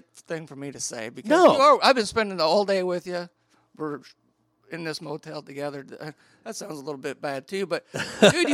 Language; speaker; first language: English; native; English